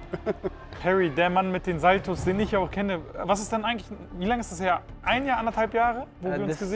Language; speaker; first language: German; native; German